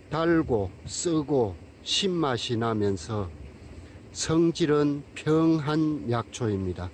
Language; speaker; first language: Korean; native; Korean